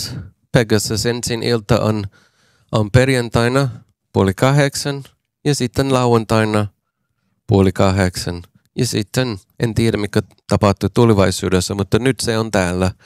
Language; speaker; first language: Finnish; non-native, learner; English